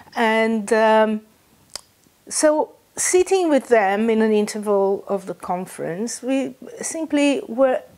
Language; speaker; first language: English; non-native, fluent; Portuguese